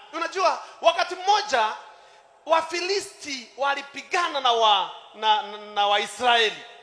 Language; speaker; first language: Swahili; non-native, local second language; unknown